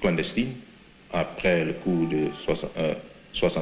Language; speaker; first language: French; non-native, fluent; Indonesian